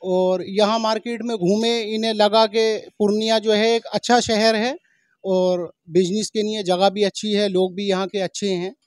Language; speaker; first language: Hindi; native; Hindi